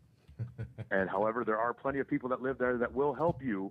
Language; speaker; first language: English; native; English